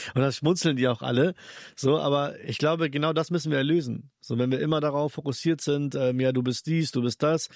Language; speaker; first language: German; early bilingual, other home language; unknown